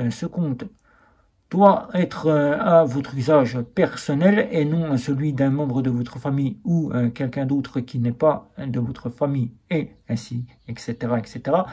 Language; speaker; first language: French; native; French